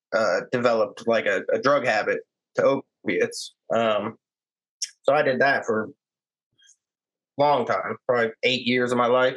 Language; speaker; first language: English; native; English